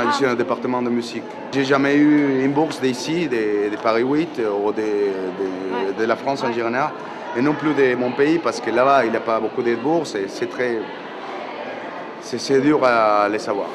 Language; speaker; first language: French; non-native, fluent; Spanish